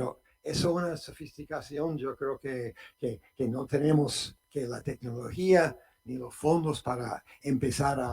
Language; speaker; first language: Spanish; non-native, fluent; English